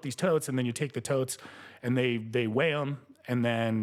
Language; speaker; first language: English; early bilingual, other home language; Spanish